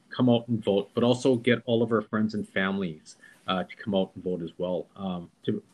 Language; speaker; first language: English; native; English